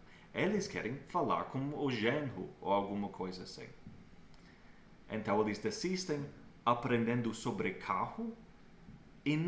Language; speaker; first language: Portuguese; non-native, fluent; English